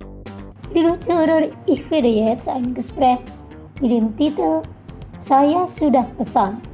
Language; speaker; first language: German; non-native, fluent; Indonesian